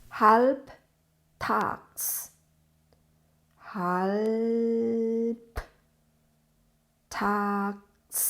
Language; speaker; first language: German; non-native, fluent; Thai